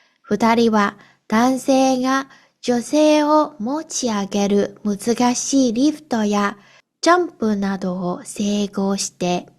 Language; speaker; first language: Japanese; non-native, fluent; Cantonese